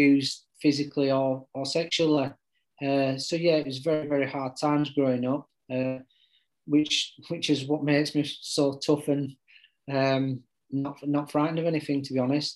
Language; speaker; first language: English; native; English